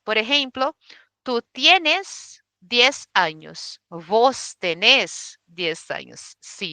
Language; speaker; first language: Spanish; non-native, fluent; Portuguese